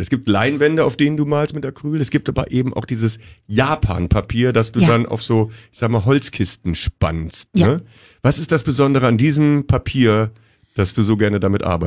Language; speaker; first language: German; native; German